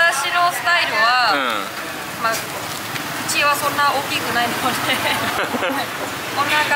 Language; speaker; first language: Japanese; non-native, fluent; Vietnamese